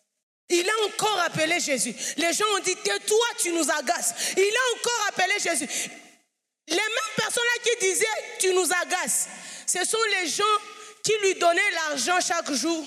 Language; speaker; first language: French; non-native, local second language; Swahili